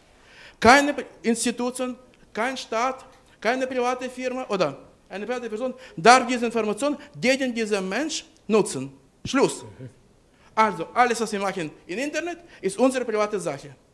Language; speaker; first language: German; non-native, fluent; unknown